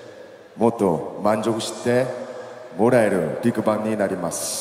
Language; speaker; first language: Japanese; non-native, fluent; Korean